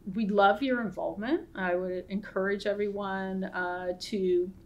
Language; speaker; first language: English; native; English